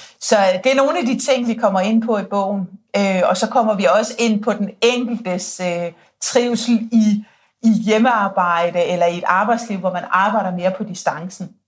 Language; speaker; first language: Danish; native; Danish